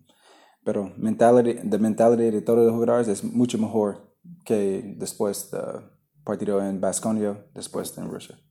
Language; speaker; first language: Spanish; non-native, learner; English